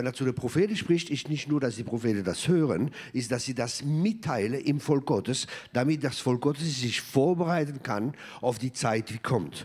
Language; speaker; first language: German; non-native, fluent; French